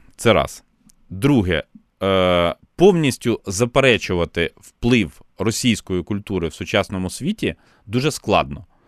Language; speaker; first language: Ukrainian; non-native, local second language; Russian